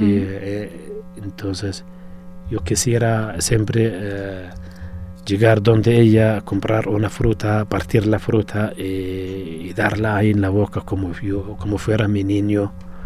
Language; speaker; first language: Spanish; non-native, fluent; Arabic